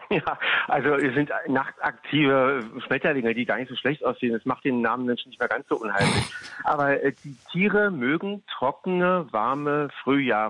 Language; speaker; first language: German; native; German